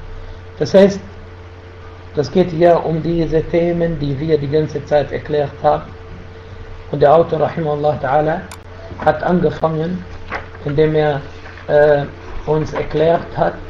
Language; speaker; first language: German; non-native, fluent; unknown